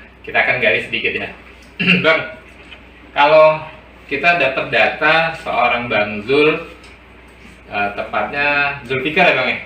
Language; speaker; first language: Indonesian; native; Indonesian